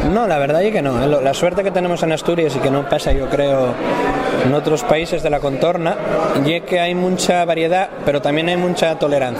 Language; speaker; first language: Spanish; native; Spanish